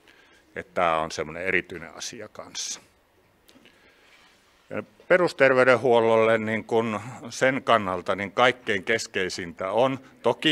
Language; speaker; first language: Finnish; native; Finnish